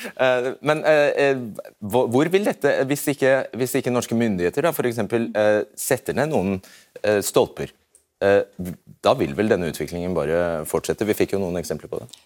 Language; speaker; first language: Norwegian; native; Norwegian